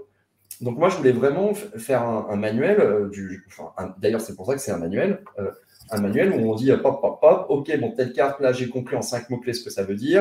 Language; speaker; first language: French; native; French